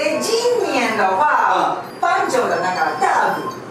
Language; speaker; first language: Chinese; non-native, fluent; Japanese